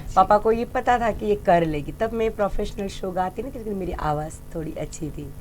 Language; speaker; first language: Hindi; non-native, local second language; Gujarati